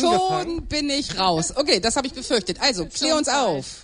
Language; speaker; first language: German; native; German